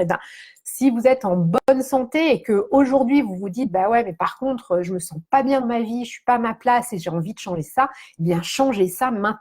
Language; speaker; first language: French; native; French